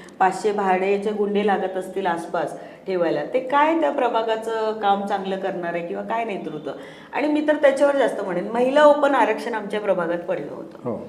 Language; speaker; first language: Marathi; non-native, fluent; Hindi